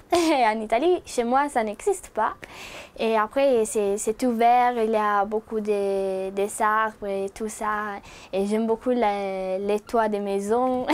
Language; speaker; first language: French; non-native, fluent; Italian